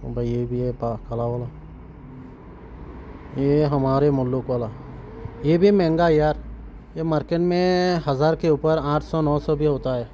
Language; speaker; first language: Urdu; non-native, fluent; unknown